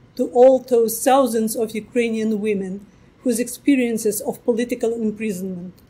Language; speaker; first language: English; non-native, fluent; Ukrainian